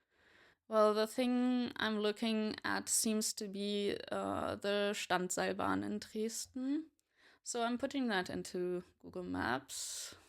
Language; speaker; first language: English; non-native, fluent; German